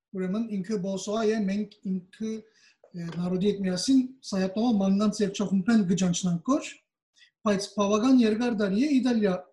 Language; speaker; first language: Armenian; native; Armenian